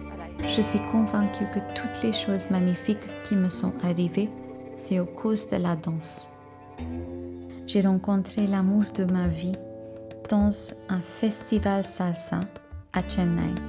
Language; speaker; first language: French; non-native, fluent; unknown